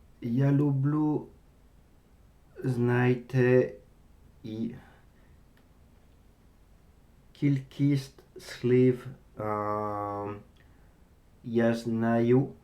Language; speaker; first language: Ukrainian; non-native, learner; French